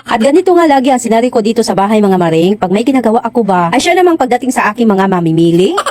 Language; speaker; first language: Filipino; non-native, local second language; Cebuano